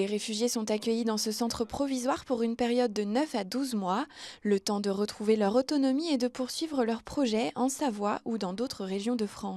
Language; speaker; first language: French; native; French